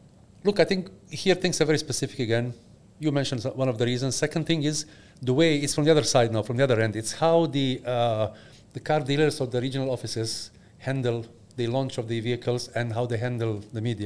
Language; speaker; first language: English; non-native, fluent; Bosnian